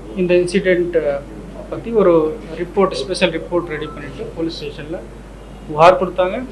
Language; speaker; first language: Tamil; non-native, local second language; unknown